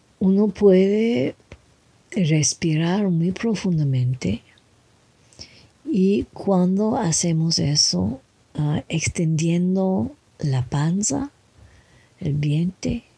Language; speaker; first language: Spanish; non-native, learner; English